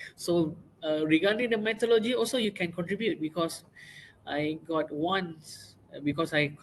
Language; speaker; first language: English; non-native, local second language; Malay